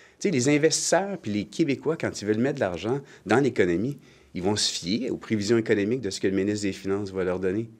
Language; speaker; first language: French; native; French